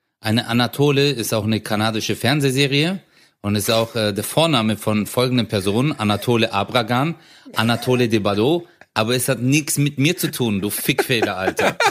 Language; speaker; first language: German; native; German